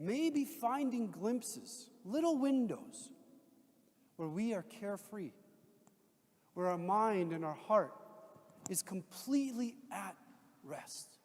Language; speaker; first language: English; native; English